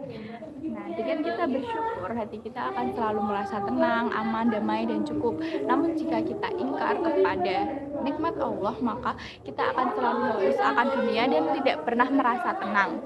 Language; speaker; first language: Indonesian; native; Indonesian